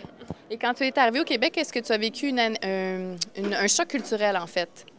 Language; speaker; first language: French; native; French